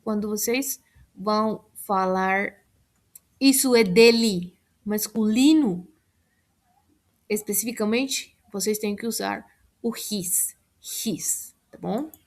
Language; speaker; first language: Portuguese; non-native, fluent; Spanish